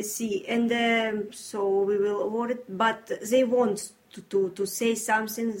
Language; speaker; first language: English; non-native, learner; Ukrainian